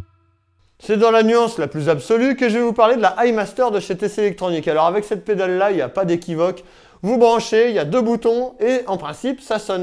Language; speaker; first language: French; native; French